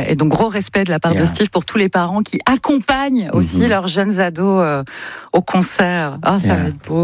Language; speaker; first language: French; native; French